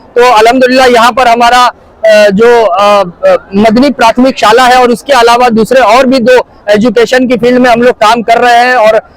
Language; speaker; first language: Hindi; non-native, local second language; Gujarati